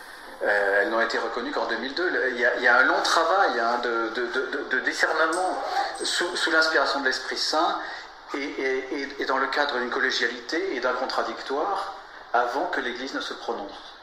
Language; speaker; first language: French; native; French